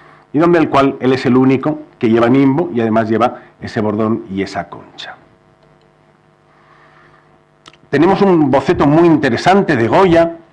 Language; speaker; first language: Spanish; native; Spanish